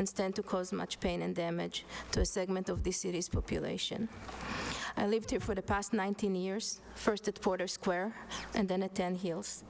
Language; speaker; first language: English; non-native, fluent; Hebrew